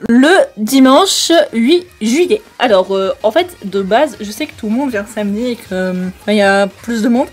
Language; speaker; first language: French; native; French